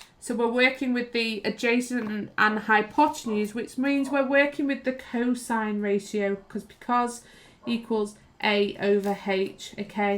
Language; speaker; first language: English; native; English